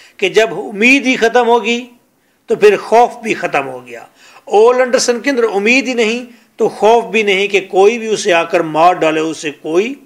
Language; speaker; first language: Urdu; non-native, local second language; Punjabi